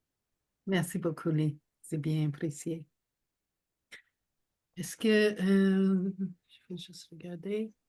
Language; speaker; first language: French; non-native, local second language; English